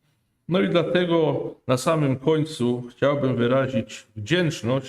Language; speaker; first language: Polish; non-native, fluent; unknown